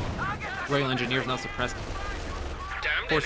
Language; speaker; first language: English; native; English